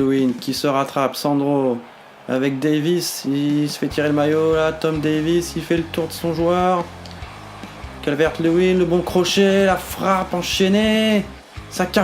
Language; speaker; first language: French; native; French